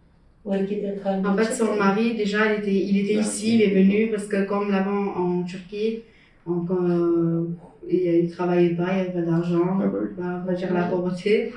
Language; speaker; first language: French; early bilingual, other home language; Turkish